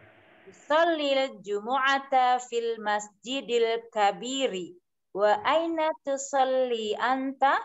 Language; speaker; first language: Arabic; non-native, learner; Indonesian